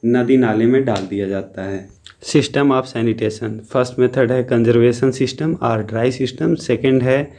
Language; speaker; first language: Hindi; native; Hindi